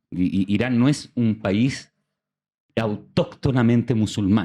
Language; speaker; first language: Spanish; native; Spanish